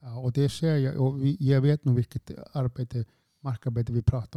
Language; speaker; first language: Swedish; non-native, fluent; Icelandic